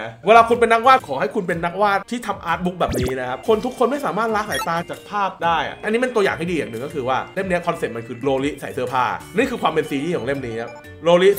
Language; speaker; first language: Thai; native; Thai